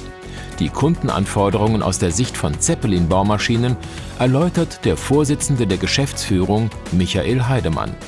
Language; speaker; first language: German; native; German